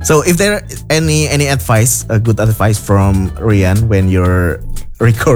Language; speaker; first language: English; non-native, learner; Indonesian